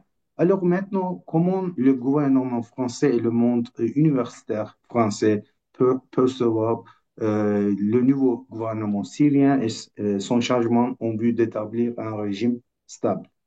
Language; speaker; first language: French; non-native, fluent; Turkish